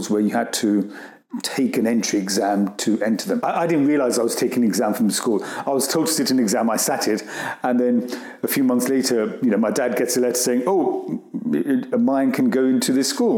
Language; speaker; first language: English; early bilingual, other home language; Gujarati